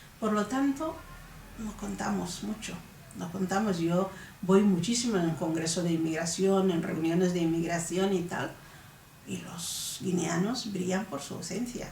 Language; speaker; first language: Spanish; non-native, local second language; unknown